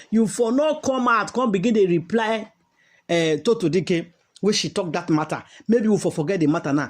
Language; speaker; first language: Nigerian Pidgin; native; Nigerian Pidgin